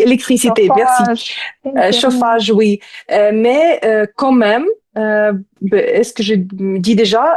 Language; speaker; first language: French; non-native, fluent; Ukrainian